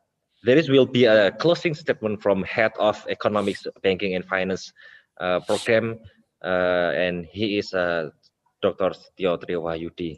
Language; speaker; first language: English; non-native, local second language; Indonesian